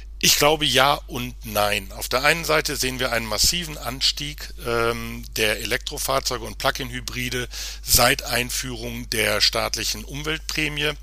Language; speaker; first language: German; native; German